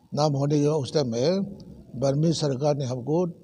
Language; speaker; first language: Hindi; non-native, fluent; Burmese